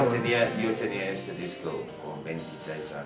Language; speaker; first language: Spanish; non-native, fluent; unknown